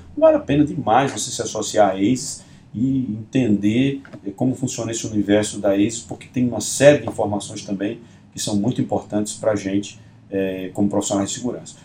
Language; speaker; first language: Portuguese; native; Portuguese